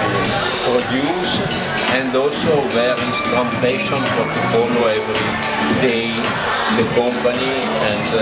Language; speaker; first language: English; non-native, learner; Italian